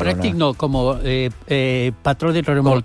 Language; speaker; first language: Catalan; non-native, local second language; Spanish